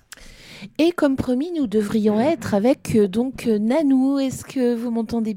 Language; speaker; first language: French; native; French